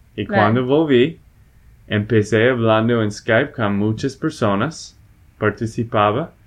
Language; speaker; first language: Spanish; non-native, fluent; English